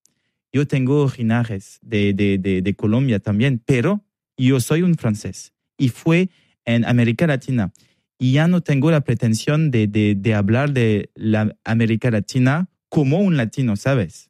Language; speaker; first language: Spanish; non-native, learner; French